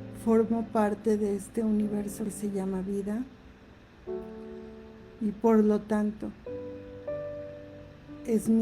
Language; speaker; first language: Spanish; native; Spanish